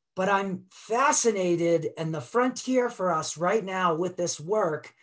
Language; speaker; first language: English; native; English